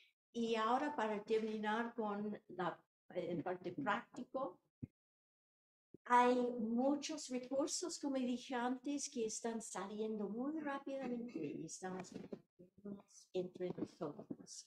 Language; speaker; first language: Spanish; non-native, fluent; English